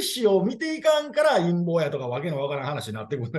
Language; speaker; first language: Japanese; native; Japanese